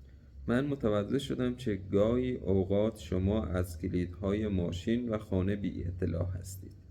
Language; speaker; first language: Persian; native; Persian